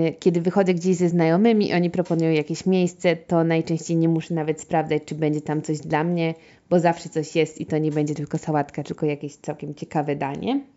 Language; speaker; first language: Polish; native; Polish